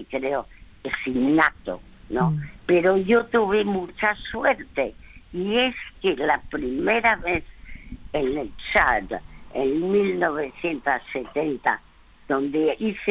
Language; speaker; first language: Spanish; early bilingual, other home language; French